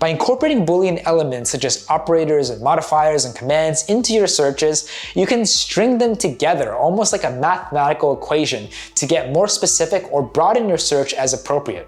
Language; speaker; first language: English; native; English